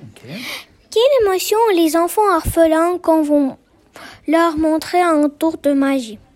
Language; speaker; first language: French; non-native, learner; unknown